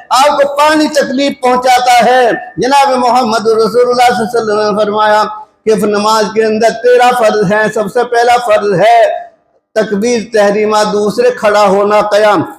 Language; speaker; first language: Urdu; non-native, local second language; Punjabi